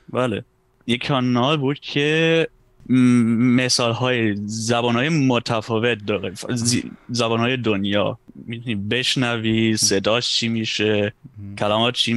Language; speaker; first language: Persian; non-native, fluent; German